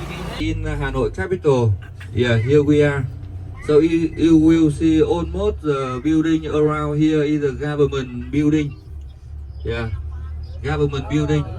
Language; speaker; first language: English; non-native, fluent; Vietnamese